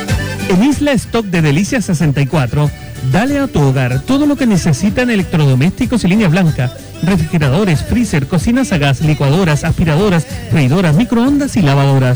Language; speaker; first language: Spanish; native; Spanish